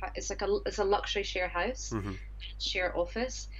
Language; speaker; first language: English; native; English